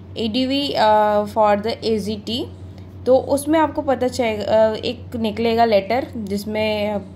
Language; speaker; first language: Hindi; native; Hindi